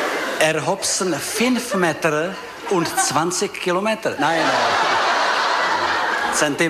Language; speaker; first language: German; non-native, learner; Czech